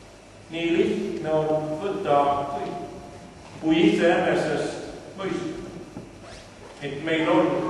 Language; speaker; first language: Estonian; non-native, learner; Swedish